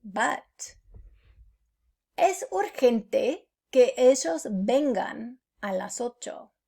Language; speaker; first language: Spanish; non-native, fluent; English